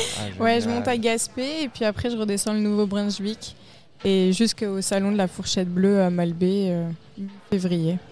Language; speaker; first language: French; native; French